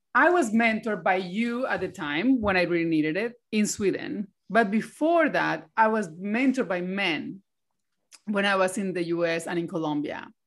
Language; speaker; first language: English; non-native, fluent; Spanish